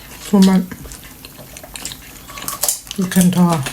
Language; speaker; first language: Swedish; non-native, learner; Thai